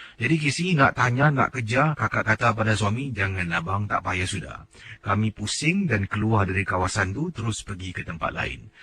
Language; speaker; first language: Malay; native; Malay